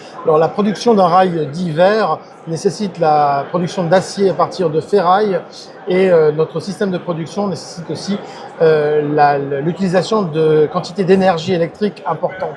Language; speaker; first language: French; native; French